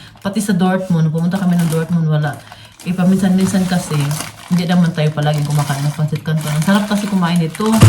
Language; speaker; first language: Filipino; non-native, local second language; Cebuano